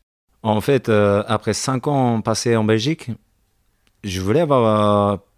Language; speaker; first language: French; non-native, learner; Japanese